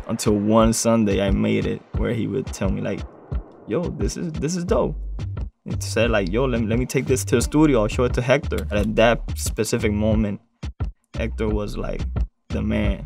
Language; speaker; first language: English; non-native, local second language; Spanish